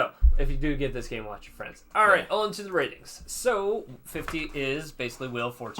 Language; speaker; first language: English; native; English